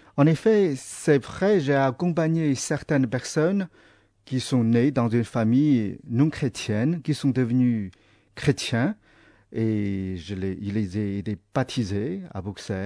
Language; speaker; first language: French; non-native, fluent; Chinese